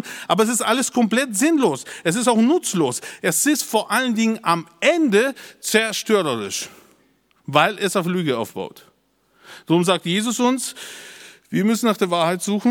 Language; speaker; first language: German; native; German